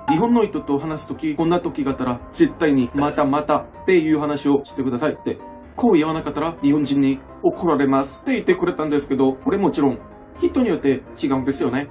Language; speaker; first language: Japanese; non-native, fluent; Korean